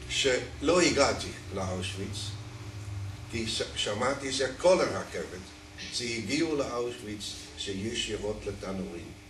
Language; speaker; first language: Hebrew; non-native, fluent; Dutch